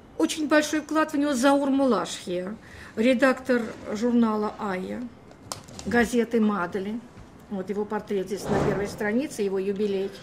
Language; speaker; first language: Russian; native; Russian